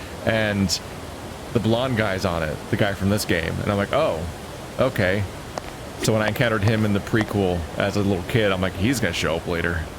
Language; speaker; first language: English; native; English